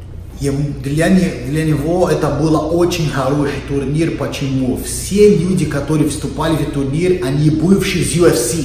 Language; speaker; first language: Russian; non-native, learner; Portuguese